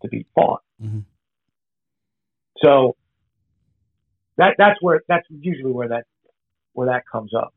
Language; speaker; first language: English; native; English